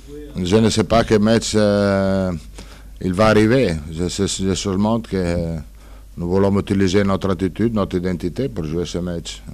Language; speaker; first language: French; non-native, learner; Italian